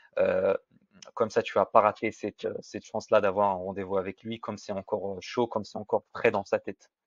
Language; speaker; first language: French; native; French